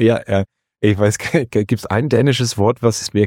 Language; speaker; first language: German; native; German